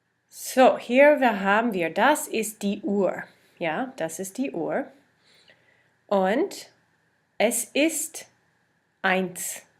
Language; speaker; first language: German; non-native, fluent; English